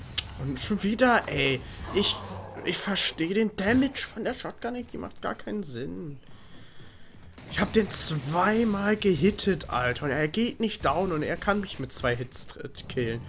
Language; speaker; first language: German; native; German